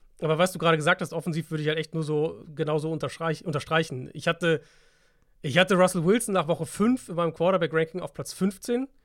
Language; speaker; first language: German; native; German